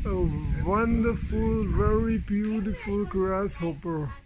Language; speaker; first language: English; non-native, fluent; German